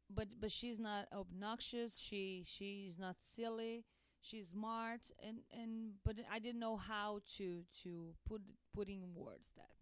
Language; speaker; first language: English; non-native, learner; Portuguese